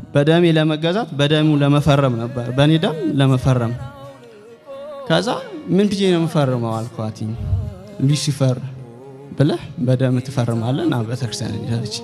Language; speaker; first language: Amharic; native; Amharic